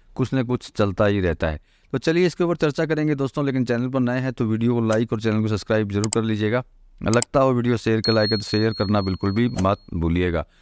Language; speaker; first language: Hindi; native; Hindi